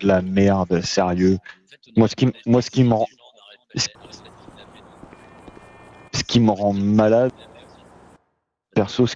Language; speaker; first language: French; native; French